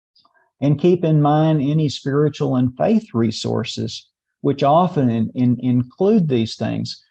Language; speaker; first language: English; native; English